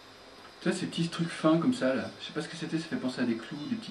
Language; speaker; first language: French; native; French